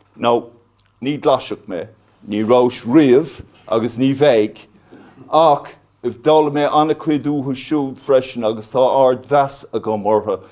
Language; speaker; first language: Irish; non-native, local second language; English